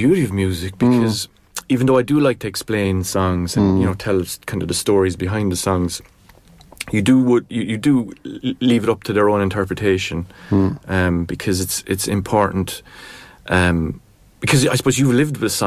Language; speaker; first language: English; native; English